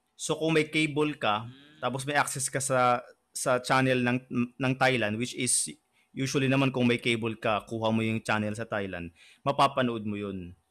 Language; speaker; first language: Filipino; native; Filipino